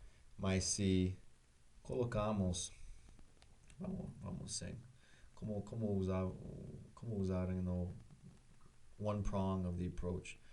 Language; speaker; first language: Portuguese; non-native, learner; English